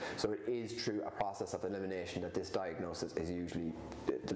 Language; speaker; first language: English; native; English